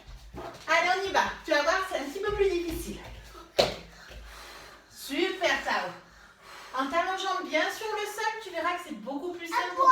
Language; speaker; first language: French; native; French